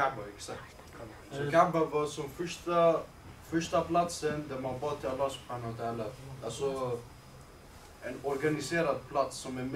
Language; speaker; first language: Swedish; early bilingual, other home language; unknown